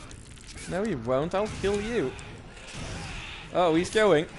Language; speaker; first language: English; native; English